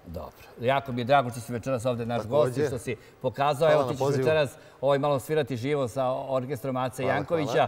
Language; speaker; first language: Serbian; native; Serbian